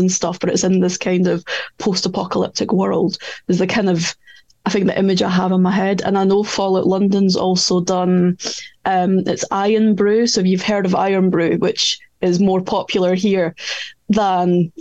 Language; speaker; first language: English; native; English